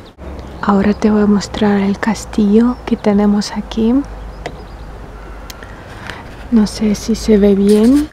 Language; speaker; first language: Spanish; non-native, fluent; Russian